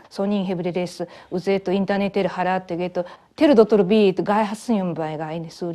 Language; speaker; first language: Mongolian; non-native, fluent; Japanese